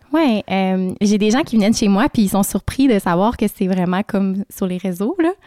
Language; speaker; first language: French; native; French